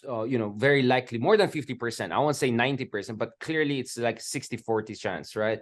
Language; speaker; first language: English; non-native, local second language; Filipino